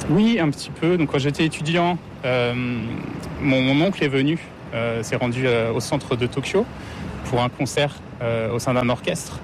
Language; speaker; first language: French; native; French